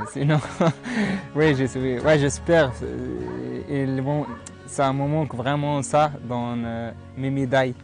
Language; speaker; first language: French; non-native, learner; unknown